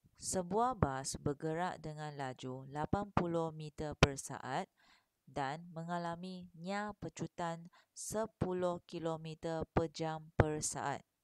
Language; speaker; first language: Malay; non-native, local second language; Chinese